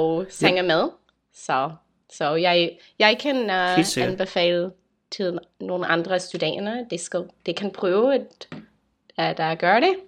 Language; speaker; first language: Danish; non-native, learner; English